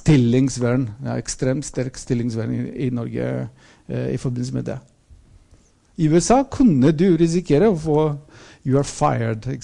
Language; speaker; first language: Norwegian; non-native, fluent; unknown